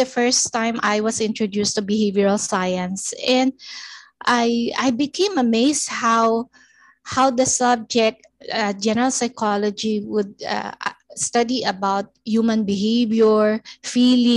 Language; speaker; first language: English; non-native, local second language; Filipino